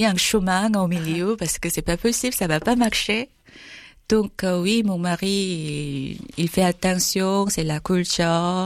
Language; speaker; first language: French; non-native, fluent; Korean